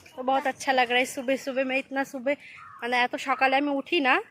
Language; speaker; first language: Hindi; non-native, local second language; Bangla